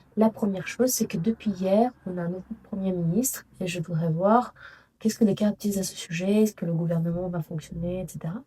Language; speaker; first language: French; non-native, fluent; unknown